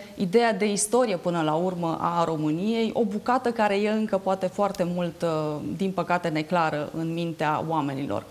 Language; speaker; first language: Romanian; native; Romanian